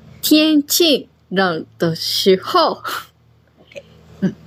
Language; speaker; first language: Chinese; non-native, learner; Korean